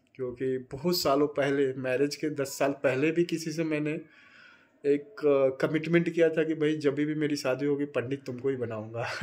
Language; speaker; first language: Hindi; native; Hindi